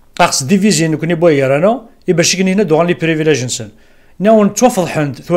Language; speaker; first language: French; non-native, local second language; Kabyle